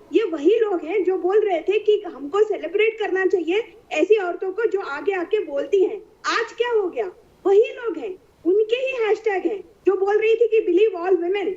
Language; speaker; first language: Hindi; non-native, local second language; Marathi